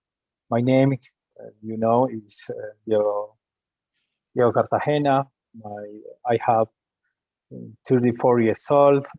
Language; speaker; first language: English; non-native, learner; Spanish